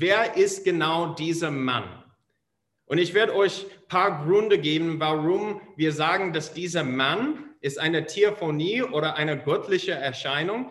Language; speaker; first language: German; non-native, fluent; English